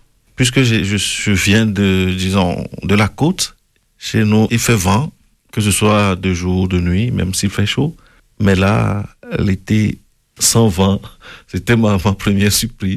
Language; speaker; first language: French; non-native, local second language; Ewe